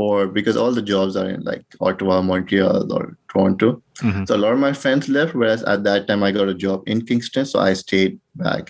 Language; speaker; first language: English; non-native, local second language; Urdu